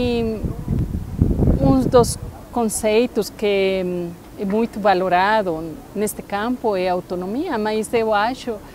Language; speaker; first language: Portuguese; non-native, fluent; Spanish